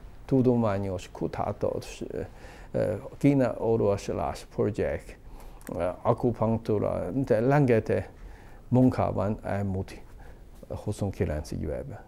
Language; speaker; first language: Hungarian; non-native, learner; Chinese